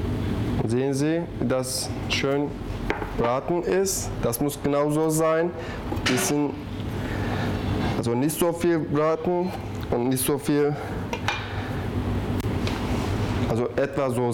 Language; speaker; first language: German; non-native, learner; Turkish